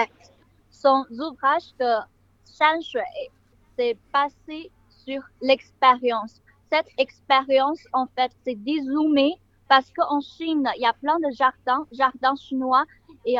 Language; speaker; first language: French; non-native, learner; Chinese